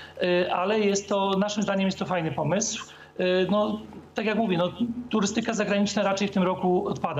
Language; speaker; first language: Polish; native; Polish